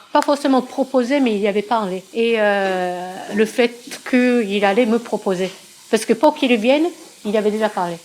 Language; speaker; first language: French; non-native, fluent; Japanese